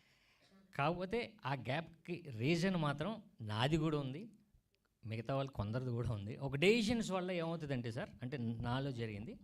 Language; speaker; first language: Telugu; native; Telugu